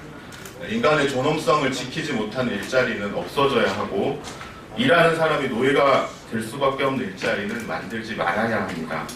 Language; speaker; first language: Korean; native; Korean